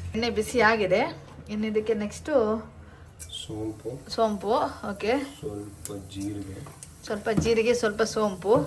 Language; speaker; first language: Kannada; non-native, local second language; Tulu